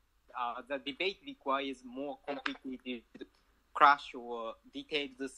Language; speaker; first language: English; non-native, fluent; Japanese